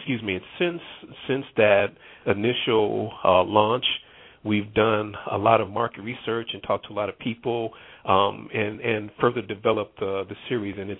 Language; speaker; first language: English; native; English